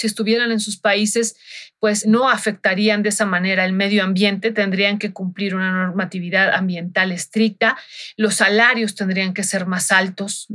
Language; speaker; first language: Spanish; native; Spanish